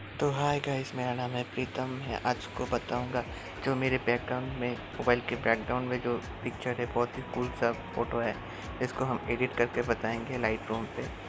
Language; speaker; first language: Hindi; non-native, local second language; Bangla